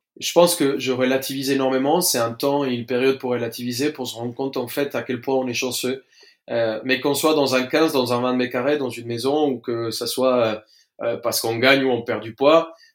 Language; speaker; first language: French; non-native, fluent; Spanish